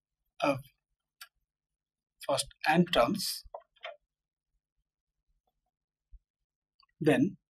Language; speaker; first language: English; non-native, local second language; Nepali